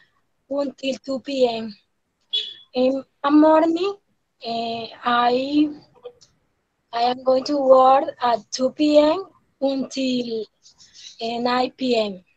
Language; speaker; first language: English; non-native, learner; Spanish